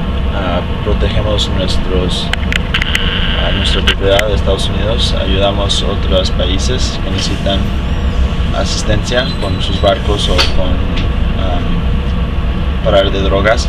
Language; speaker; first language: Spanish; early bilingual, heritage; Spanish